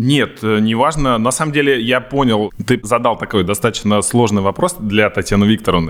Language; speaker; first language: Russian; native; Russian